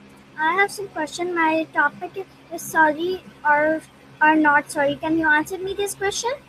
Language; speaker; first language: English; non-native, learner; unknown